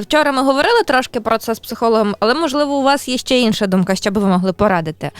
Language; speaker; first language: Ukrainian; native; Ukrainian